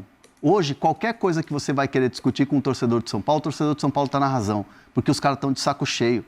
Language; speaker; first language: Portuguese; native; Portuguese